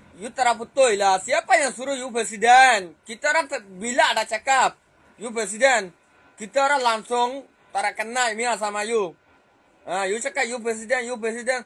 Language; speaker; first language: Malay; non-native, fluent; Rohingya